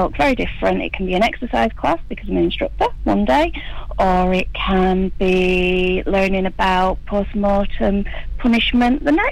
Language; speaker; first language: English; native; English